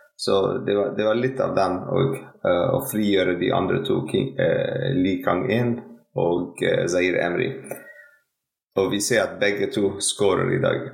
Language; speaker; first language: Norwegian; non-native, fluent; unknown